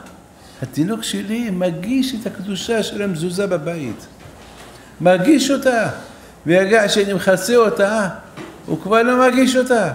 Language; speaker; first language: Hebrew; non-native, fluent; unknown